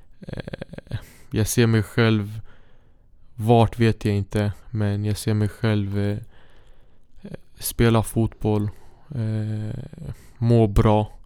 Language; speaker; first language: Swedish; early bilingual, other home language; Syriac